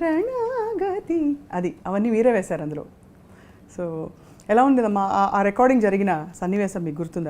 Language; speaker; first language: Telugu; native; Telugu